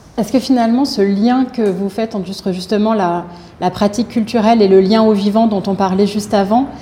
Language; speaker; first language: French; native; French